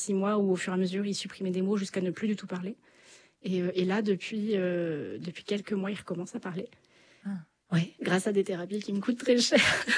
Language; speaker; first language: French; native; French